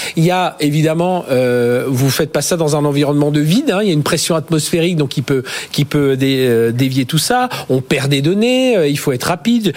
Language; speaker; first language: French; native; French